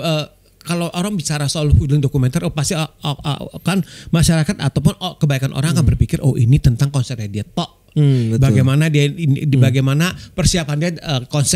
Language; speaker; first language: Indonesian; native; Indonesian